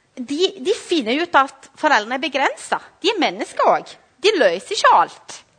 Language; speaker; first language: Norwegian; non-native, fluent; Portuguese